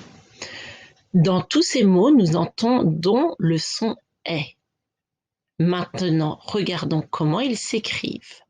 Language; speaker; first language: French; native; French